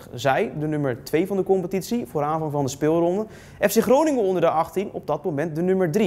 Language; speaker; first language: Dutch; native; Dutch